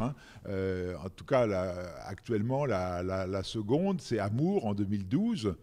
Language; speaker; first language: French; native; French